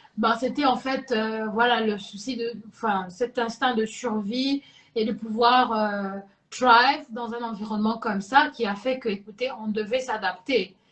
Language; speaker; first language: French; non-native, local second language; Lingala